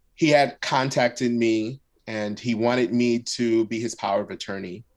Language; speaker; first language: English; early bilingual, other home language; Arabic